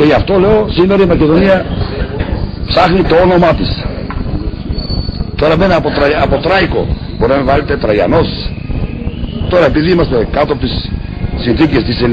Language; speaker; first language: Greek; non-native, local second language; Macedonian